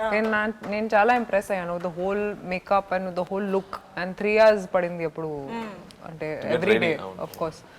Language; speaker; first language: Telugu; non-native, fluent; Hindi